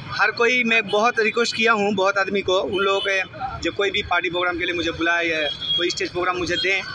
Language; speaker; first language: Hindi; non-native, local second language; Bangla